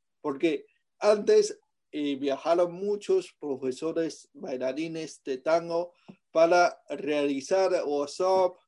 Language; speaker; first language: Spanish; non-native, fluent; Chinese